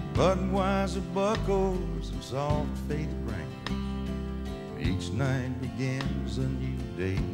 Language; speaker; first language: English; native; English